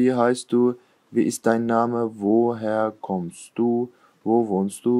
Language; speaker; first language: German; non-native, fluent; Turkish